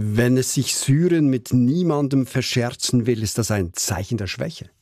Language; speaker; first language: German; native; German